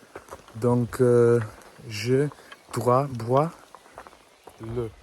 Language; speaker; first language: French; non-native, learner; English